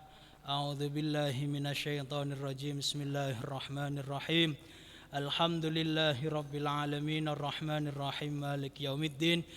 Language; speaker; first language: Arabic; non-native, fluent; Javanese